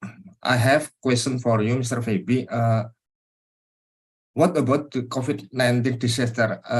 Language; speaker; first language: English; non-native, learner; Indonesian